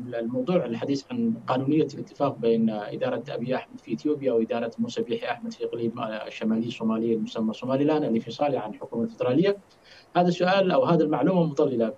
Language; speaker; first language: Arabic; non-native, fluent; Somali